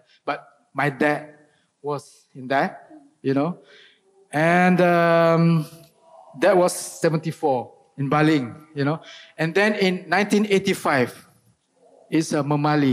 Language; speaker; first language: English; non-native, local second language; Malay